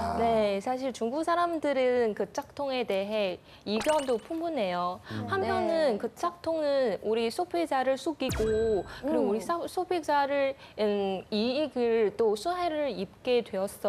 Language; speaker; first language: Korean; non-native, fluent; Chinese